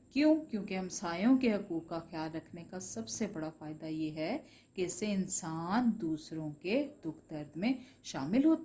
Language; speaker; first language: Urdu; non-native, local second language; Punjabi